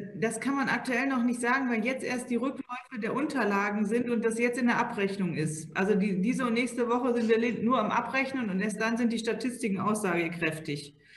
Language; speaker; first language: German; native; German